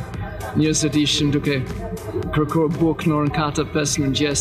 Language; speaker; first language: Albanian; non-native, learner; English